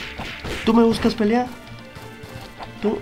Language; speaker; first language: Spanish; native; Spanish